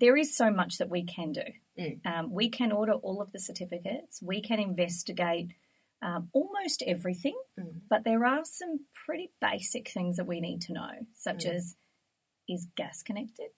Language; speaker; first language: English; native; English